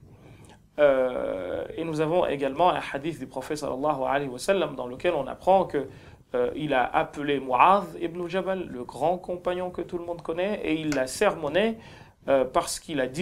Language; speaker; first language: French; non-native, local second language; Ngazidja Comorian